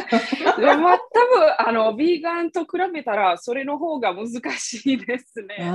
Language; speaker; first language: Japanese; non-native, fluent; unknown